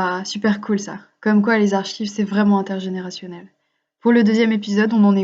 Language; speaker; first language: French; native; French